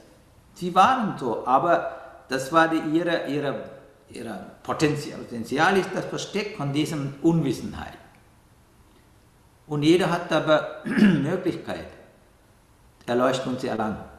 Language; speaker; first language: German; non-native, fluent; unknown